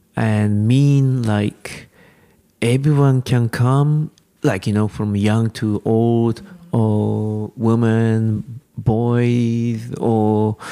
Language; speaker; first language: English; non-native, learner; Japanese